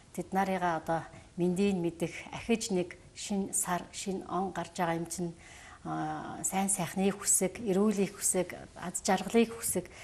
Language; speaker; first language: Mongolian; non-native, local second language; Kazakh